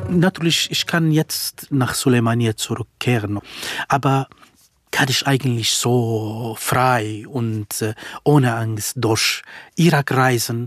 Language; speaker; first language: German; non-native, fluent; Kurdish